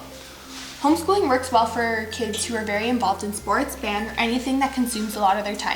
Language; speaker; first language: English; native; English